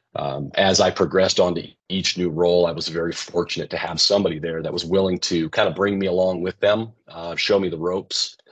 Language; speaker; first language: English; native; English